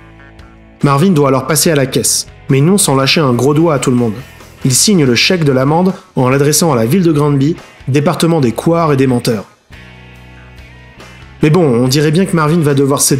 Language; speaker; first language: French; native; French